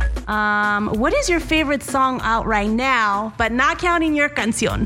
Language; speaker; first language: English; early bilingual, other home language; Spanish